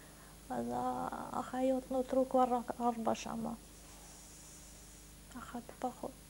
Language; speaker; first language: Hebrew; non-native, fluent; Hungarian